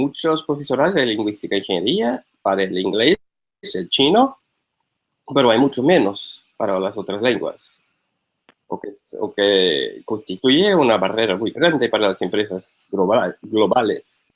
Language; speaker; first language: Spanish; non-native, fluent; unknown